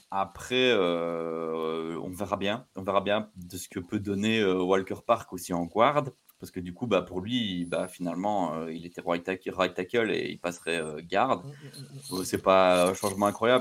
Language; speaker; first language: French; native; French